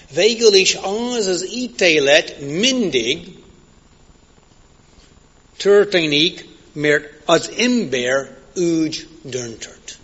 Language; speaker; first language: Hungarian; non-native, fluent; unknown